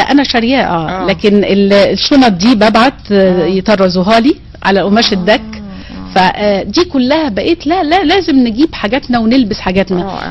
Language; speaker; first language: Arabic; native; Arabic